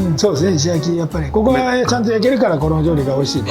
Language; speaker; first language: Japanese; native; Japanese